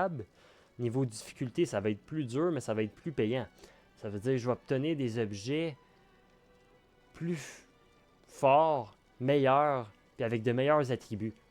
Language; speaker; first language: French; native; French